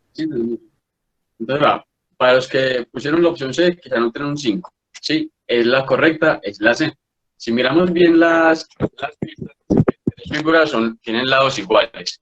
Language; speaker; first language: Spanish; native; Spanish